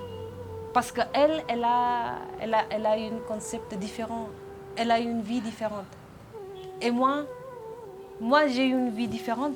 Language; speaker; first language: French; non-native, fluent; Nepali